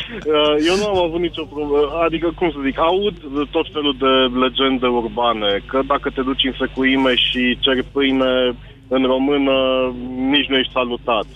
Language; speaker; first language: Romanian; native; Romanian